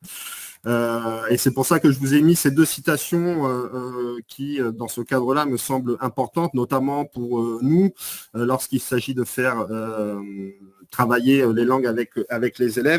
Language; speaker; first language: French; native; French